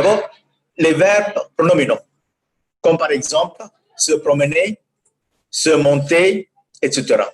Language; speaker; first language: French; non-native, fluent; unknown